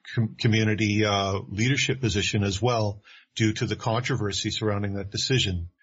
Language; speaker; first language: English; native; English